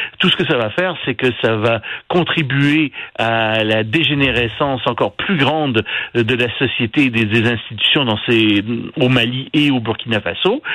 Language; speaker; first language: French; native; French